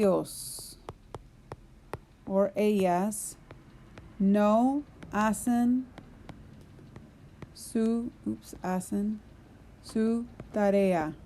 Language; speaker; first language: Spanish; non-native, fluent; English